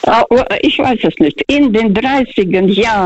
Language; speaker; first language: German; non-native, fluent; Russian